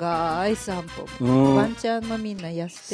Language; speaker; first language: Japanese; non-native, fluent; Russian